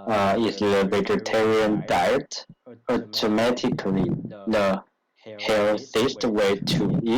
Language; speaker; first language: English; non-native, learner; Chinese